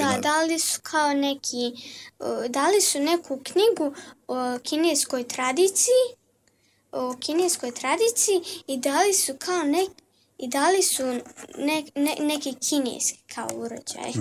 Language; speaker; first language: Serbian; early bilingual, heritage; Serbian